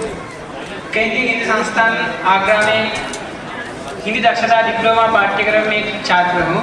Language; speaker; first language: Hindi; non-native, learner; Sinhala